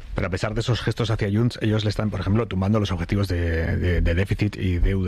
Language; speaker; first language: Spanish; native; Spanish